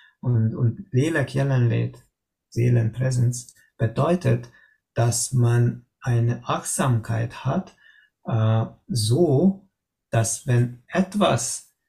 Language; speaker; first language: German; non-native, learner; Hungarian